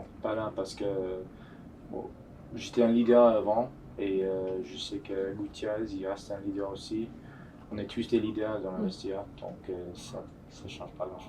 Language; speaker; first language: French; non-native, fluent; English